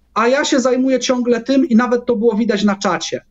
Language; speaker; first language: Polish; native; Polish